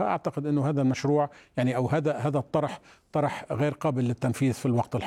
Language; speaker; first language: Arabic; native; Arabic